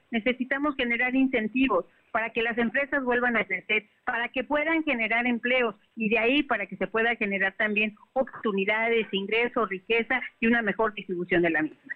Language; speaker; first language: Spanish; native; Spanish